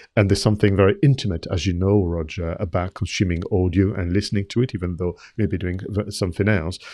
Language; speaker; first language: English; non-native, fluent; French